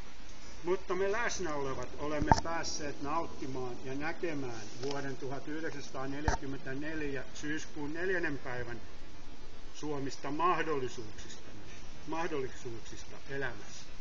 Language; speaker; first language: Finnish; native; Finnish